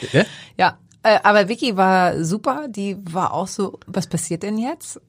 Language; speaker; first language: German; early bilingual, other home language; Greek